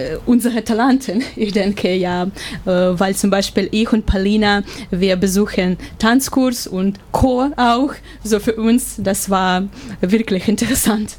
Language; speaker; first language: German; non-native, learner; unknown